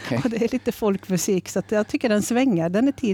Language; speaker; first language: Swedish; native; Swedish